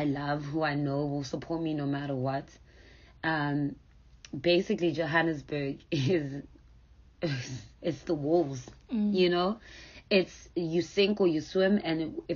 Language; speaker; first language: English; non-native, local second language; Zulu